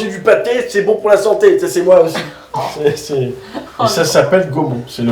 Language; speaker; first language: French; native; French